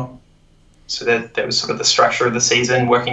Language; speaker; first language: English; native; English